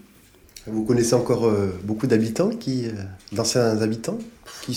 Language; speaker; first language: French; native; French